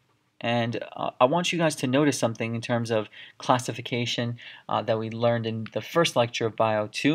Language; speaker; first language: English; native; English